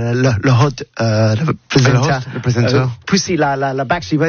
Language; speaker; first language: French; non-native, learner; English